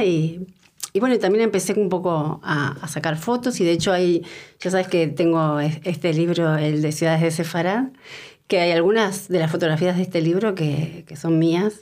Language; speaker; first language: Spanish; native; Spanish